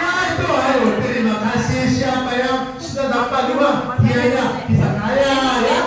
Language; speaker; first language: Indonesian; non-native, learner; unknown